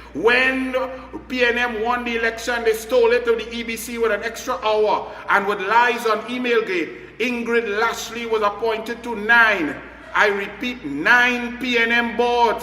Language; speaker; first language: English; native; English